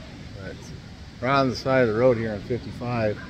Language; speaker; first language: English; native; English